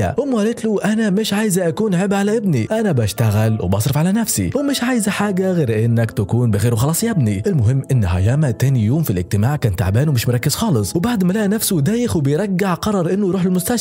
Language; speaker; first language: Arabic; native; Arabic